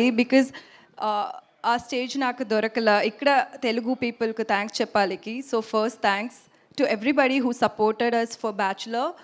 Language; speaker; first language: Telugu; non-native, learner; Tamil